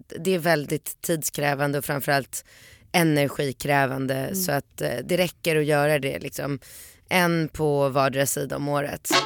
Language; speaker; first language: Swedish; early bilingual, other home language; Polish